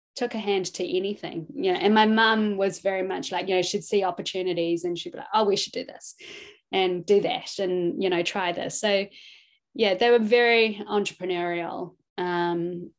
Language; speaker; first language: English; native; English